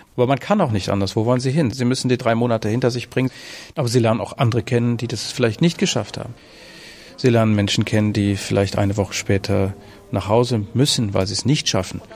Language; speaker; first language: German; native; German